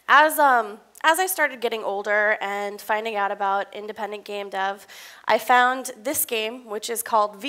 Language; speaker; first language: English; native; English